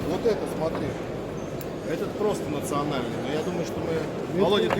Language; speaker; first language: Russian; native; Russian